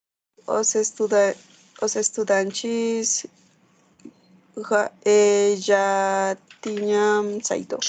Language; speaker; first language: Portuguese; non-native, learner; Spanish